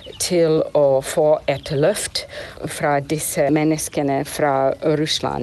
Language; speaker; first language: Norwegian; non-native, fluent; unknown